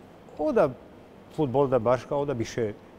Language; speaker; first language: Turkish; non-native, learner; Serbian